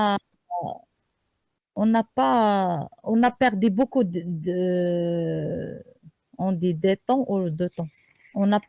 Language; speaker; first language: French; non-native, learner; Arabic